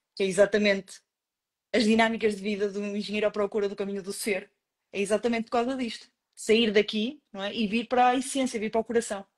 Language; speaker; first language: Portuguese; non-native, fluent; Spanish